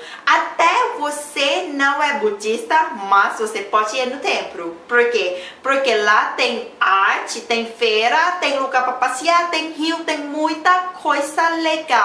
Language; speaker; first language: Portuguese; non-native, learner; Thai